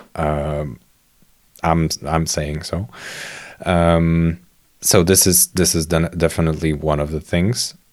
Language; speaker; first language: English; non-native, fluent; Polish